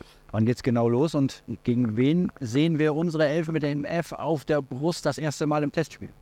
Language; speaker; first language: German; native; German